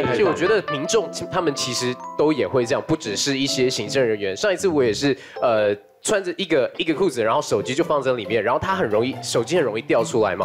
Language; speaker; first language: Chinese; native; Chinese